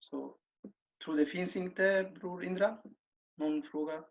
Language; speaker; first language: Swedish; non-native, fluent; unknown